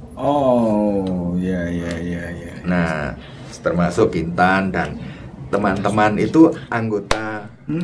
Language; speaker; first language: Indonesian; native; Indonesian